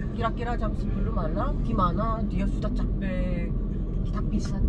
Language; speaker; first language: Indonesian; non-native, learner; Korean